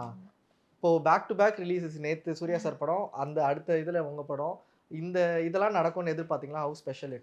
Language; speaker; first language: Tamil; native; Tamil